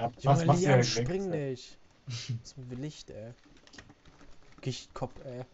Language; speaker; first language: German; native; German